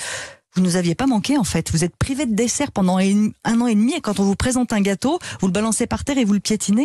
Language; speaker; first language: French; native; French